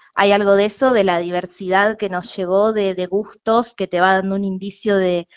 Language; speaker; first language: Spanish; native; Spanish